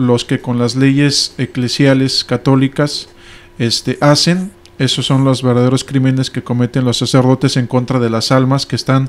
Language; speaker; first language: Spanish; native; Spanish